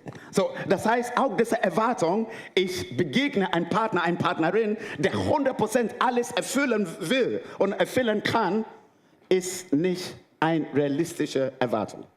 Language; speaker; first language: German; non-native, fluent; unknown